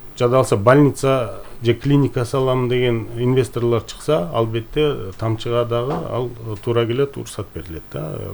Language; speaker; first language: Kyrgyz; native; Kyrgyz